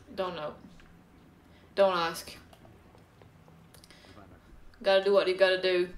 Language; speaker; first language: English; non-native, fluent; French